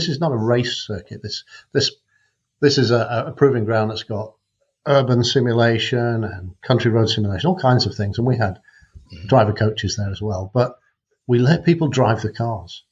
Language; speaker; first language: English; native; English